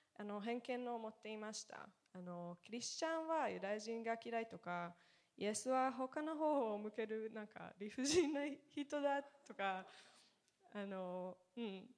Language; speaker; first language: Japanese; non-native, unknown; Hebrew